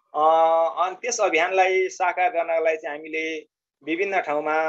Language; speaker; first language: Nepali; native; Nepali